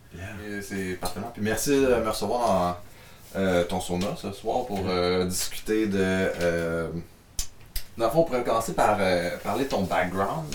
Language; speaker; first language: French; native; French